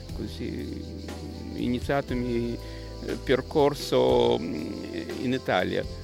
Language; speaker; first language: Italian; non-native, fluent; Russian